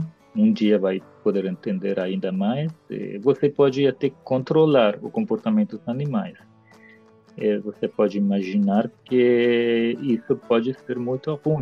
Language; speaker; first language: Portuguese; non-native, fluent; Italian